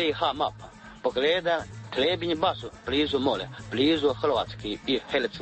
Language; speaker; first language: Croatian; non-native, learner; Chinese